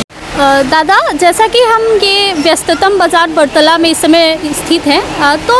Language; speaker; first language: Hindi; native; Hindi